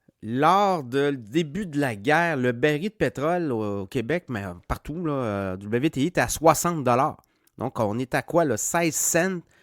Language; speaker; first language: French; native; French